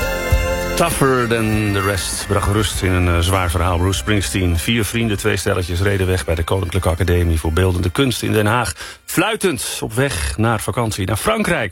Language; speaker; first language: Dutch; native; Dutch